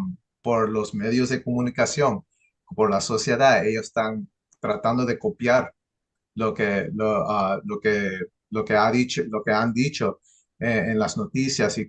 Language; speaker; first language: Spanish; early bilingual, heritage; English